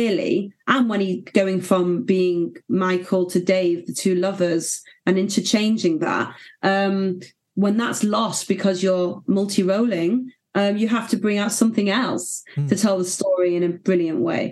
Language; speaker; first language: English; native; English